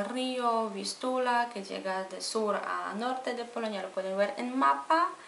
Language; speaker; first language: Spanish; non-native, fluent; Polish